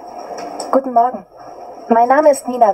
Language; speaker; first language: German; non-native, learner; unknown